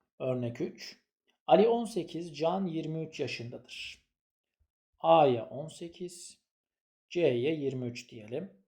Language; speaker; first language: Turkish; native; Turkish